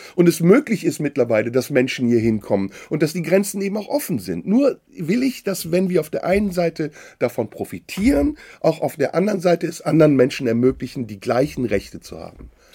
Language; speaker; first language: German; early bilingual, other home language; Turkish